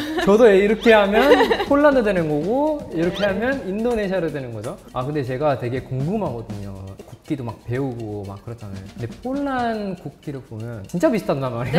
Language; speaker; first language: Korean; non-native, fluent; Indonesian